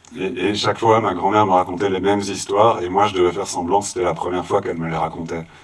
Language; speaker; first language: French; native; French